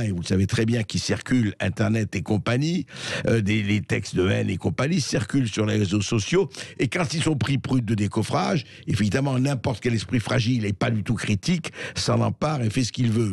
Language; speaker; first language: French; native; French